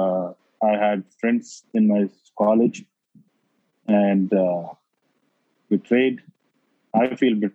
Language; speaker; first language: English; non-native, local second language; Hindi